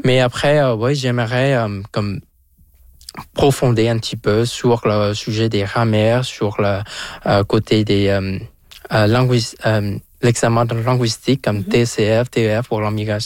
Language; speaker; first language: French; non-native, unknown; Vietnamese